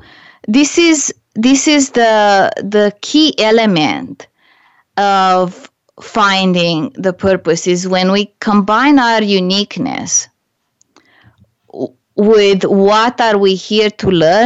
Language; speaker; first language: English; non-native, fluent; Romanian